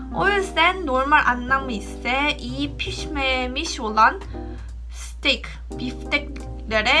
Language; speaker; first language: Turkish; non-native, fluent; Korean